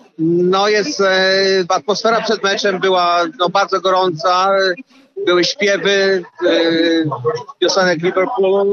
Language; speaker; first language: Polish; early bilingual, heritage; Polish